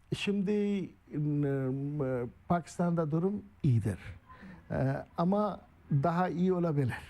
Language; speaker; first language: Turkish; non-native, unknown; Urdu